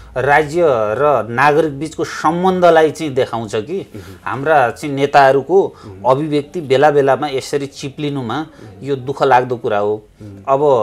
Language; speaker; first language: Nepali; native; Nepali